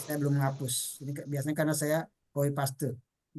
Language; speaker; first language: Indonesian; native; Indonesian